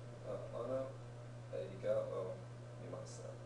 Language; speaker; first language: Japanese; non-native, learner; English